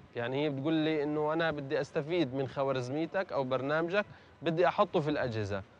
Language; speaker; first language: Arabic; native; Arabic